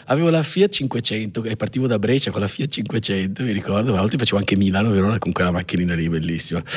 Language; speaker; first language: Italian; native; Italian